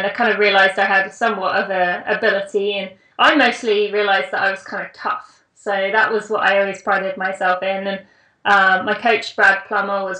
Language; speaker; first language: English; native; English